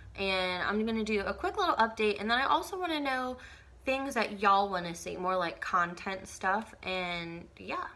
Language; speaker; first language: English; native; English